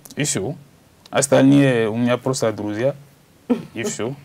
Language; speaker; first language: Russian; non-native, learner; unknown